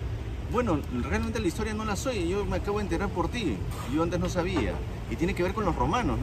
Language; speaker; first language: Spanish; native; Spanish